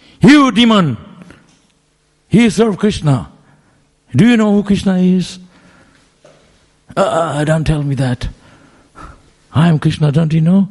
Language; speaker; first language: English; non-native, local second language; Bangla